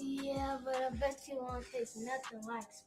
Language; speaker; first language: English; native; English